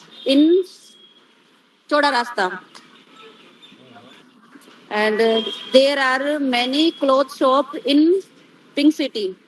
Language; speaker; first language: English; non-native, learner; Hindi